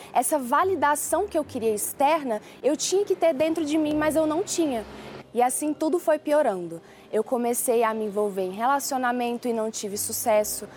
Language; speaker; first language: Portuguese; early bilingual, other home language; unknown